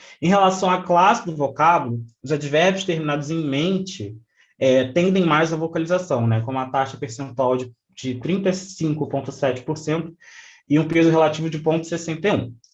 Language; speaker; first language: Portuguese; native; Portuguese